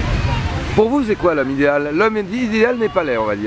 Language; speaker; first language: French; native; French